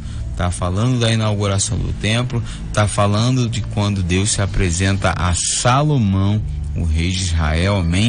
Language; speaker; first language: Portuguese; native; Portuguese